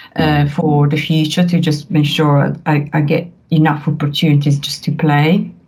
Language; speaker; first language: English; non-native, fluent; Italian